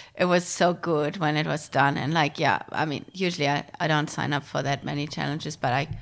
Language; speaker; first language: English; non-native, fluent; German